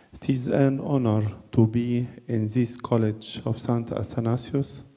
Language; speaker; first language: English; non-native, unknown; Arabic